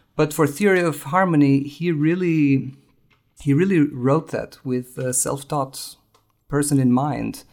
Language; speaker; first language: English; non-native, fluent; Albanian